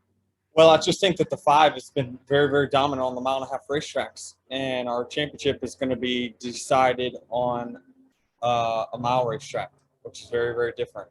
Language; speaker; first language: English; native; English